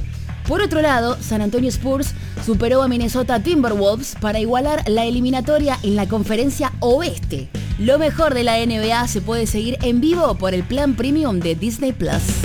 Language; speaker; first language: Spanish; native; Spanish